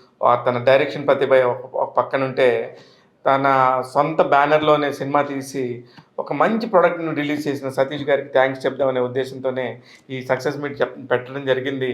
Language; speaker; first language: Telugu; native; Telugu